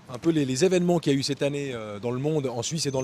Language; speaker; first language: French; native; French